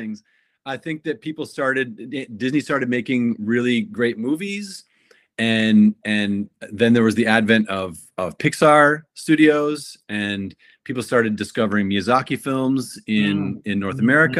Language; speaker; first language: English; native; English